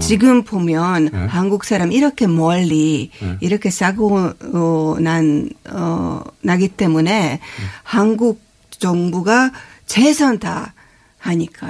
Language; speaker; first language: Korean; non-native, fluent; Hungarian